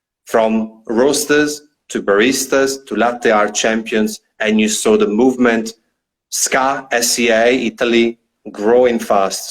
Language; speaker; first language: English; non-native, fluent; Italian